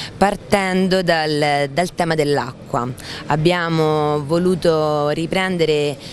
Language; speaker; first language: Italian; native; Italian